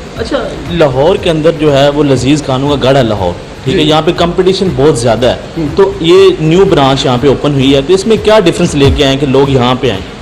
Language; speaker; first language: Urdu; native; Urdu